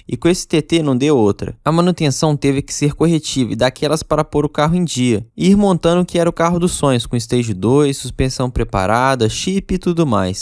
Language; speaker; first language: Portuguese; native; Portuguese